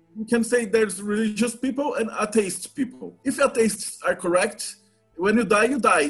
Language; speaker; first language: English; non-native, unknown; Portuguese